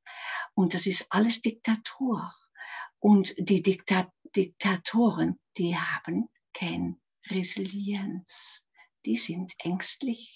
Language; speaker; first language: German; non-native, fluent; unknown